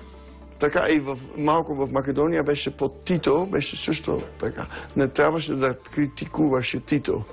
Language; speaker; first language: Bulgarian; non-native, fluent; Dutch